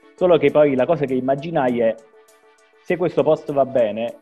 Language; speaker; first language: Italian; native; Italian